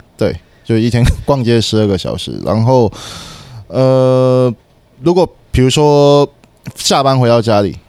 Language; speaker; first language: Chinese; native; Chinese